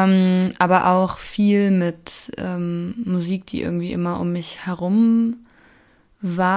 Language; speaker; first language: German; native; German